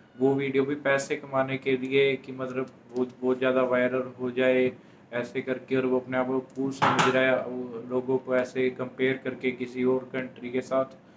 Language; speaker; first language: Hindi; non-native, local second language; Punjabi